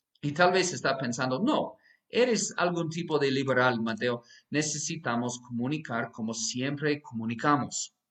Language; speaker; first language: Spanish; non-native, fluent; English